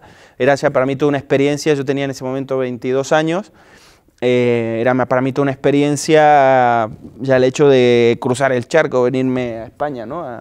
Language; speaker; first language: Spanish; native; Spanish